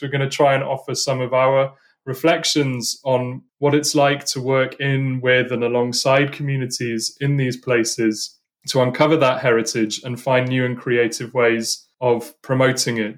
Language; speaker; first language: English; native; English